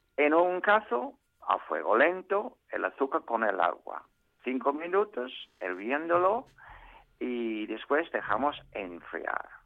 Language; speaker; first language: Spanish; non-native, fluent; English